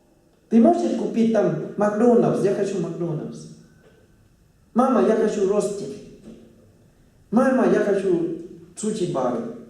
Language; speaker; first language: Russian; non-native, fluent; Thai